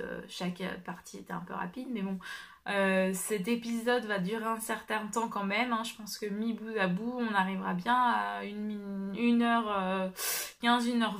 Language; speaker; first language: French; native; French